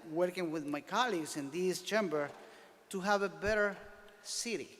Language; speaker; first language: English; non-native, fluent; Spanish